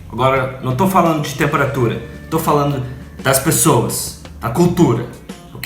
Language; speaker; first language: Portuguese; non-native, fluent; English